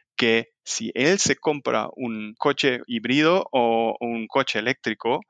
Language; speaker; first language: Spanish; non-native, fluent; German